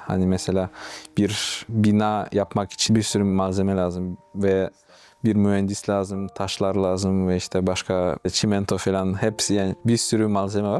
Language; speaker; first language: Turkish; non-native, fluent; Russian